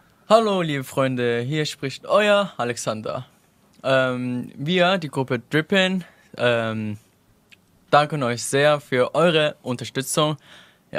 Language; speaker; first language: German; early bilingual, heritage; German